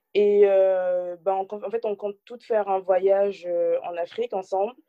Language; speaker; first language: French; native; French